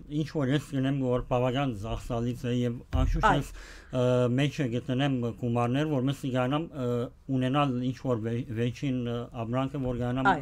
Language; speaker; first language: Armenian; early bilingual, heritage; Armenian